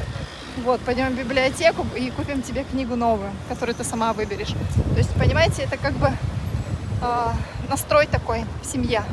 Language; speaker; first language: Russian; native; Russian